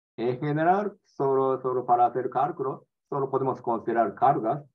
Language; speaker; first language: Spanish; non-native, learner; Japanese